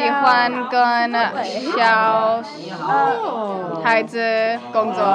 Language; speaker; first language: Chinese; non-native, learner; English